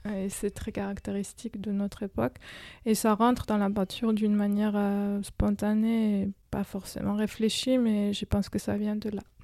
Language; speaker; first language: French; non-native, fluent; Georgian